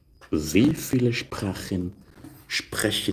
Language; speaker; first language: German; non-native, learner; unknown